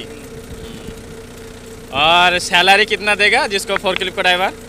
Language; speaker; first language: Hindi; non-native, learner; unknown